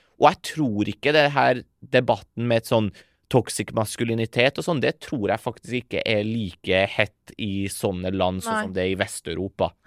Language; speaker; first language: Norwegian; early bilingual, other home language; Persian